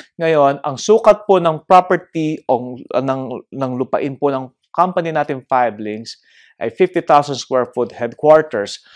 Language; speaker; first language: Filipino; native; Filipino